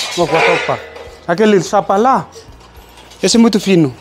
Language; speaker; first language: Portuguese; non-native, learner; Vietnamese